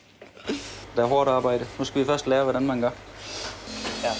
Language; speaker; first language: Danish; native; Danish